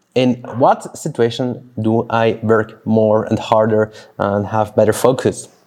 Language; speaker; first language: English; non-native, fluent; Swiss German